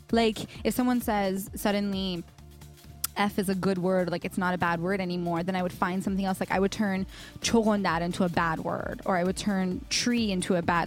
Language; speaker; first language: English; early bilingual, other home language; Persian